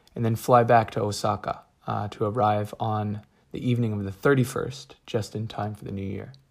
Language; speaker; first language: English; native; English